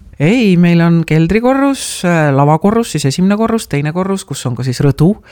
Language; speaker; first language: Estonian; native; Estonian